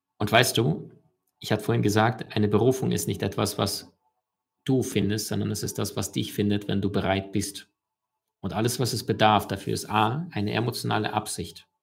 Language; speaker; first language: German; early bilingual, other home language; Russian